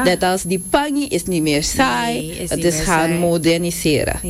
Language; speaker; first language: Dutch; non-native, local second language; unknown